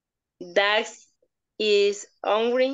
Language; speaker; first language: English; non-native, learner; Spanish